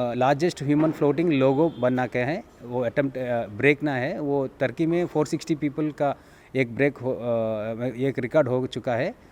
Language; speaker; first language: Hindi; non-native, local second language; Telugu